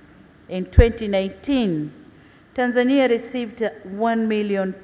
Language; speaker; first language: English; non-native, local second language; Swahili